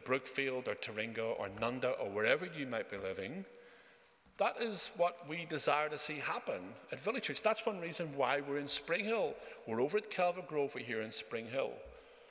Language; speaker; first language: English; native; English